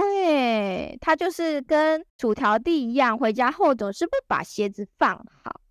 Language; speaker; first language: Chinese; native; Chinese